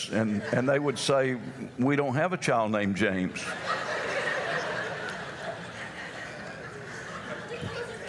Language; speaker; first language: English; native; English